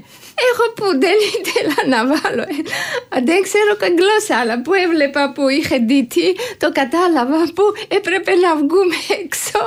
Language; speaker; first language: Greek; non-native, learner; Georgian